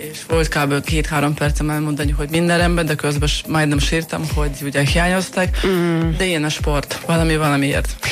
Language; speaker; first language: Hungarian; non-native, fluent; Russian